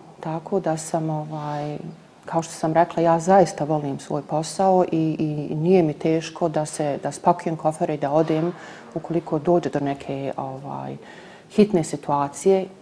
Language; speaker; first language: Serbian; native; Serbian